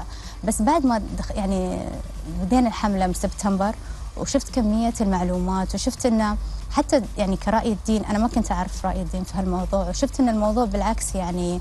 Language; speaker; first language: Arabic; native; Arabic